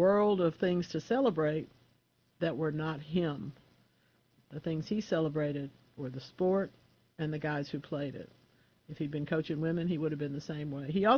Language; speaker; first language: English; native; English